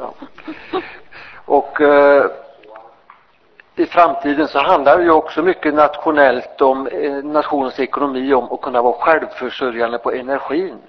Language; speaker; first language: Swedish; native; Swedish